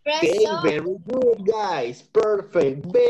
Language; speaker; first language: English; non-native, fluent; Spanish